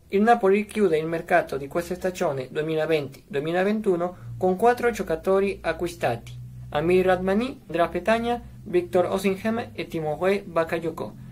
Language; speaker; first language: Italian; non-native, fluent; Spanish